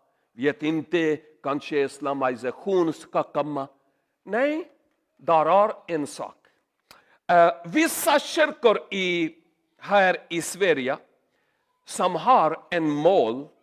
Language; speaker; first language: Swedish; non-native, learner; Urdu